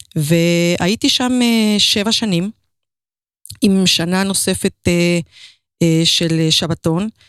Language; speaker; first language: Hebrew; non-native, fluent; Spanish